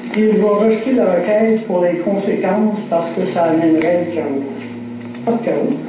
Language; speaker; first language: French; native; French